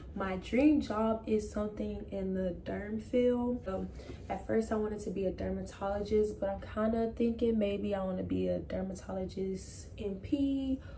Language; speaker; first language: English; native; English